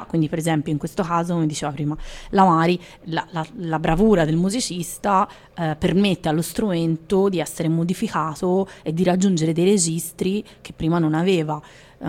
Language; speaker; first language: Italian; native; Italian